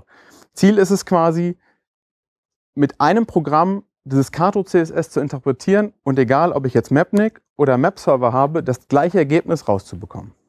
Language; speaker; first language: German; native; German